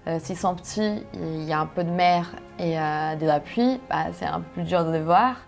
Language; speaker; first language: French; non-native, fluent; Portuguese